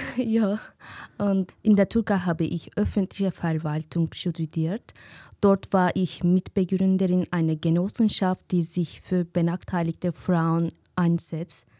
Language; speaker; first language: German; non-native, learner; Kurdish